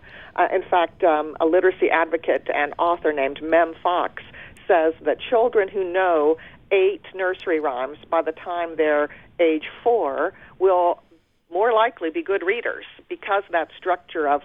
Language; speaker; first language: English; early bilingual, other home language; German